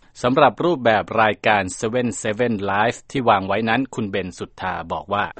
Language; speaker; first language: Thai; native; Thai